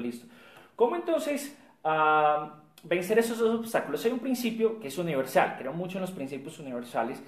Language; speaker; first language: Spanish; native; Spanish